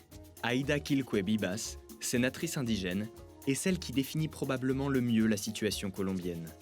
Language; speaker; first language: French; native; French